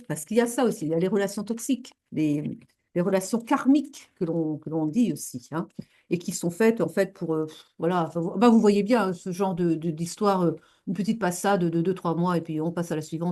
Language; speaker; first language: French; native; French